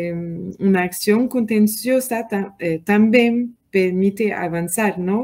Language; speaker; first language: Portuguese; non-native, learner; French